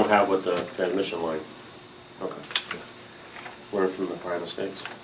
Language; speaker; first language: English; native; English